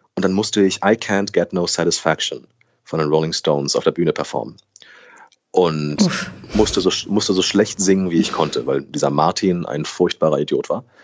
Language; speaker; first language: German; early bilingual, other home language; Portuguese